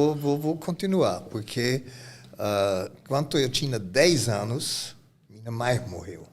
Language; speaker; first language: Portuguese; non-native, fluent; German